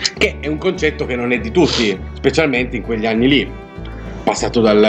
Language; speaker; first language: Italian; native; Italian